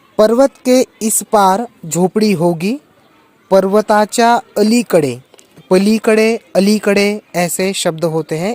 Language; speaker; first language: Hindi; non-native, local second language; Marathi